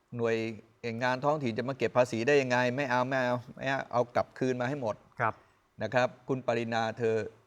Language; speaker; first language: Thai; native; Thai